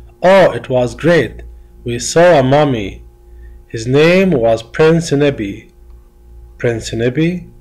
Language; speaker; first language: English; non-native, fluent; Arabic